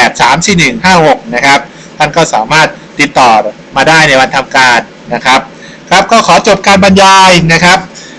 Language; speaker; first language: Thai; native; Thai